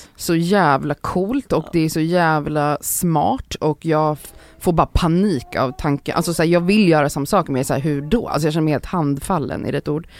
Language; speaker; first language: Swedish; early bilingual, other home language; Polish